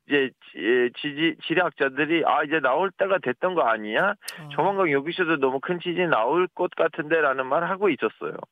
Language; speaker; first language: Korean; non-native, fluent; Turkish